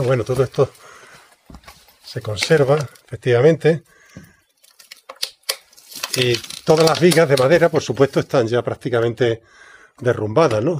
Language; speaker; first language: Spanish; native; Spanish